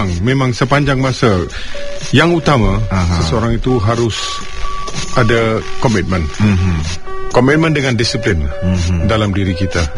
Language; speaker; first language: Malay; non-native, local second language; Punjabi